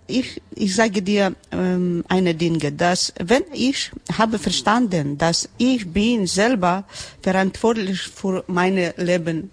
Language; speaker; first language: German; non-native, learner; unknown